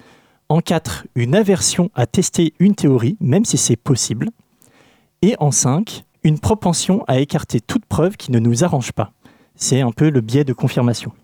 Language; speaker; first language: French; native; French